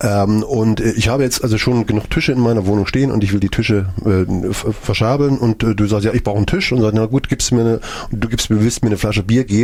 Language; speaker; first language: German; native; German